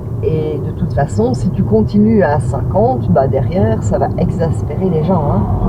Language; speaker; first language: French; native; French